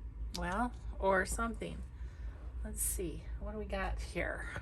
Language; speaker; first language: English; native; English